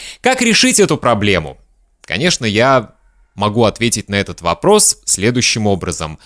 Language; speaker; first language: Russian; native; Russian